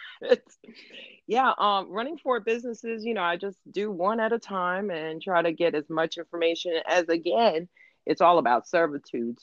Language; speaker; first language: English; native; English